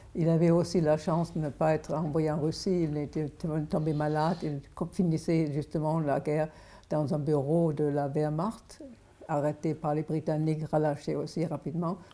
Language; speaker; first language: French; non-native, fluent; German